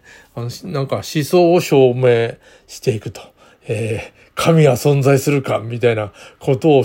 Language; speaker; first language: Japanese; native; Japanese